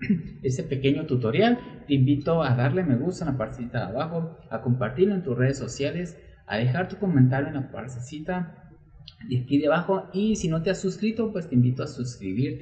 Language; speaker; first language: Spanish; native; Spanish